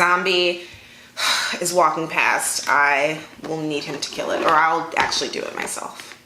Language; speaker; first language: English; native; English